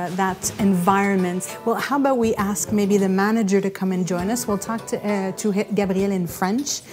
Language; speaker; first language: English; native; English